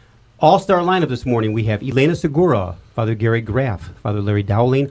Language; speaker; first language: English; native; English